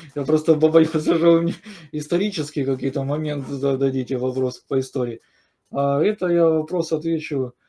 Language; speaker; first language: Russian; native; Russian